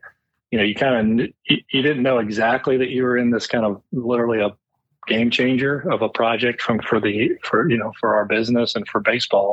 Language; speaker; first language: English; native; English